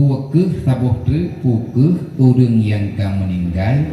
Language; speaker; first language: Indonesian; non-native, local second language; Achinese